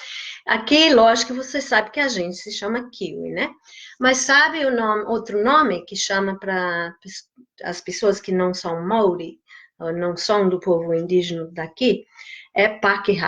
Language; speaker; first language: Portuguese; non-native, fluent; English